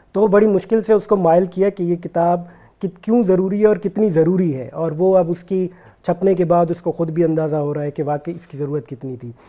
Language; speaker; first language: Urdu; non-native, local second language; Baluchi